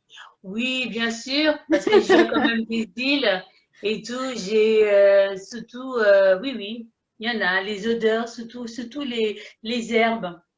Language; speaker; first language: French; early bilingual, other home language; Haitian Creole